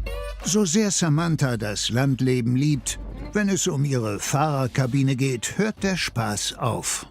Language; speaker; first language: German; native; German